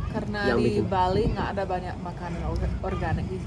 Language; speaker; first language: Indonesian; non-native, learner; English